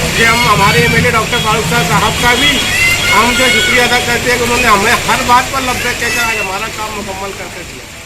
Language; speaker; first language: Hindi; native; Hindi